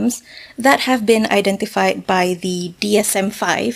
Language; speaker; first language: English; non-native, local second language; Malay